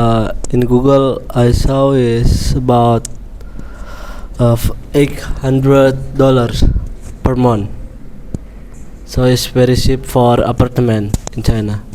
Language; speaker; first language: English; non-native, learner; Indonesian